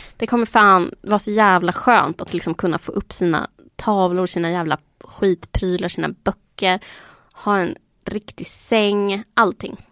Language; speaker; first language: Swedish; early bilingual, other home language; Spanish